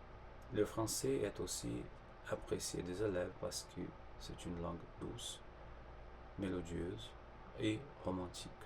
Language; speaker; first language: French; non-native, fluent; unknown